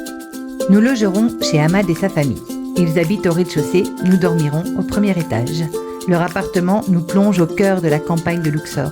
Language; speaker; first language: French; native; French